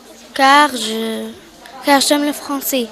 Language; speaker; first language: French; non-native, learner; Arabic